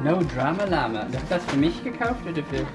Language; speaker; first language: German; non-native, learner; English